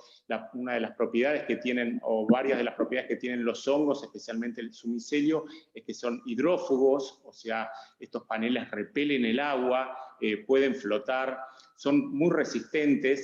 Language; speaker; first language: Spanish; native; Spanish